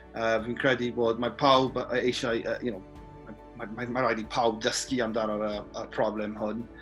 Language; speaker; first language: Welsh; non-native, local second language; English